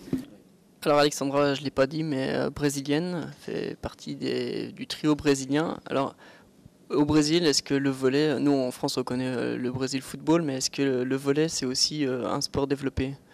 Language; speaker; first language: French; native; French